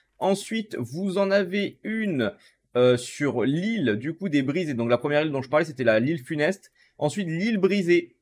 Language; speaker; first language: French; native; French